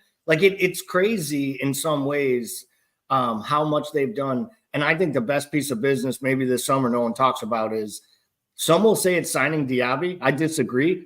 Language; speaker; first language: English; native; English